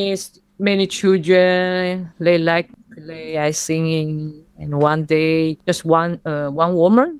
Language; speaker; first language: English; non-native, learner; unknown